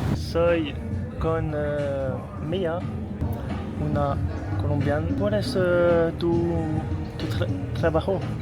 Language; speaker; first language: Spanish; non-native, learner; French